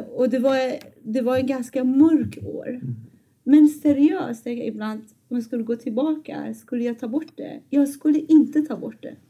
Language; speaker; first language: Swedish; non-native, fluent; Persian